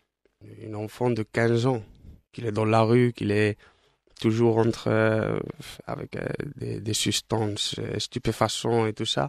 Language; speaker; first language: French; non-native, fluent; Spanish